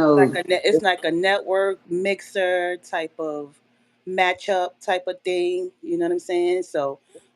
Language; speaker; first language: English; native; English